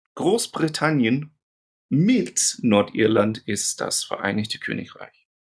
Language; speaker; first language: German; non-native, fluent; English